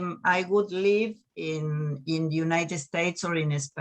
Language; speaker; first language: English; non-native, learner; Spanish